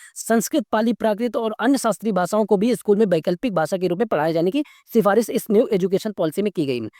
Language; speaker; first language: Hindi; native; Hindi